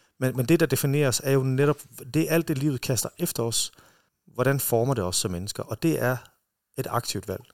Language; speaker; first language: Danish; early bilingual, heritage; Danish